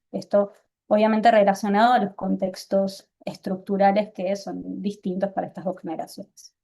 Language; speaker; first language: Spanish; native; Spanish